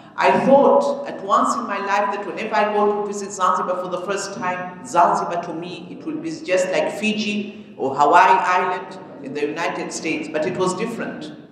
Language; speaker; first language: English; early bilingual, other home language; Arabic